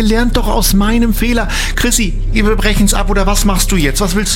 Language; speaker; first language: German; native; German